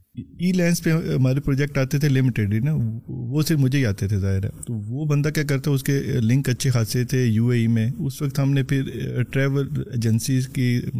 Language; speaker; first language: Urdu; non-native, local second language; Punjabi